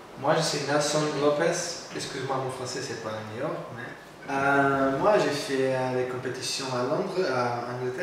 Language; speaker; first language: French; non-native, learner; Portuguese